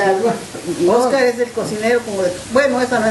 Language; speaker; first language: Spanish; native; Spanish